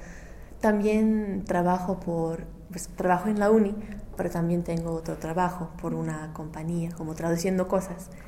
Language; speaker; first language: Spanish; non-native, fluent; English